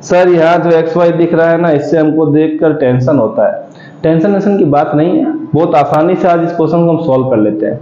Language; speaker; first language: Hindi; native; Hindi